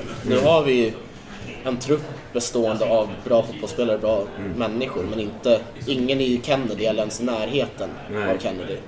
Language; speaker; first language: Swedish; native; Swedish